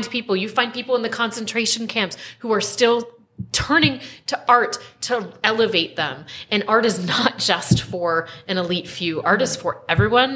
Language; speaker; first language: English; native; English